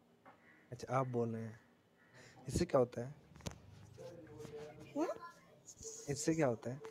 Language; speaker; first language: Hindi; native; Hindi